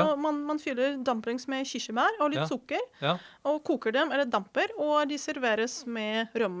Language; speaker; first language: Norwegian; non-native, fluent; Ukrainian